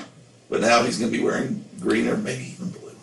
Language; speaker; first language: English; native; English